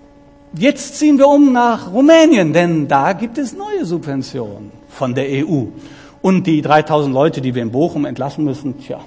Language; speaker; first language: German; native; German